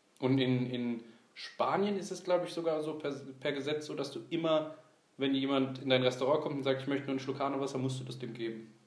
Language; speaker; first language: German; early bilingual, other home language; Turkish